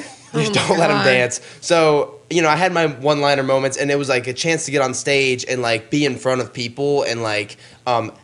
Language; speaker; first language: English; native; English